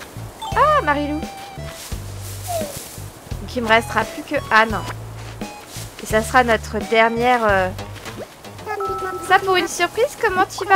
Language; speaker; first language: French; native; French